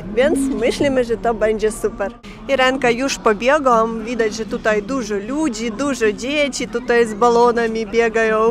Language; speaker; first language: Polish; non-native, fluent; Ukrainian